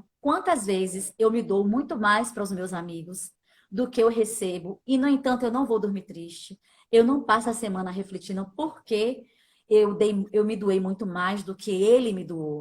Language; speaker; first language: Portuguese; native; Portuguese